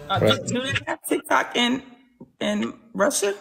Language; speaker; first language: English; native; English